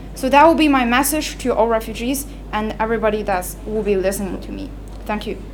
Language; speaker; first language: English; non-native, fluent; Chinese